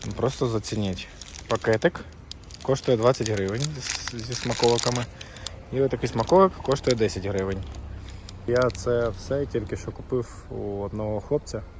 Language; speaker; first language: Ukrainian; non-native, local second language; Russian